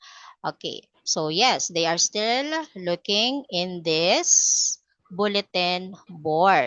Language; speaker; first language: English; non-native, fluent; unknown